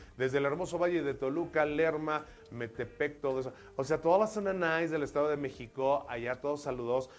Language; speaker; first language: Spanish; native; Spanish